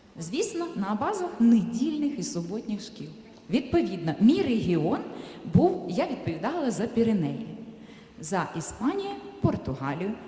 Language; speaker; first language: Ukrainian; native; Ukrainian